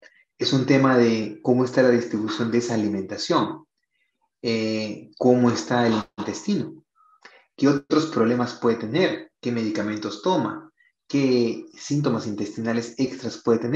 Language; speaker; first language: Spanish; native; Spanish